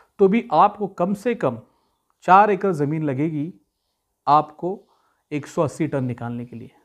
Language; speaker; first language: Hindi; non-native, local second language; Marathi